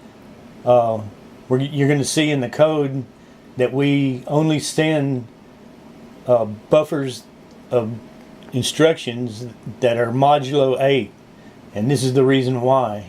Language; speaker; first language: English; native; English